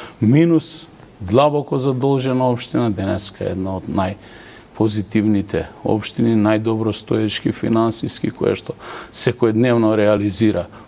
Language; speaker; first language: Macedonian; native; Macedonian